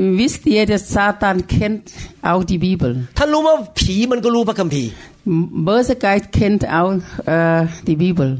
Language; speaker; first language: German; non-native, learner; Thai